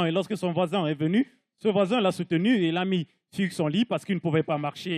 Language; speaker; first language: French; non-native, local second language; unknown